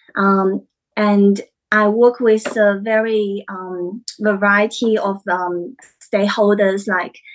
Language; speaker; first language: English; non-native, fluent; Chinese